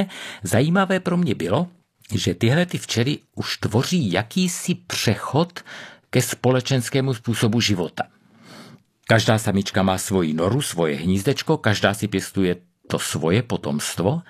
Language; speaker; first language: Czech; native; Czech